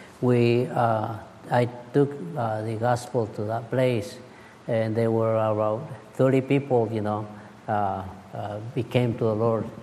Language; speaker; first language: English; non-native, learner; Spanish